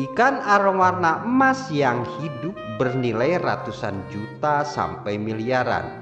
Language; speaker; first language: Indonesian; native; Indonesian